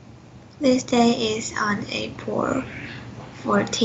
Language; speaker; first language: English; non-native, learner; Chinese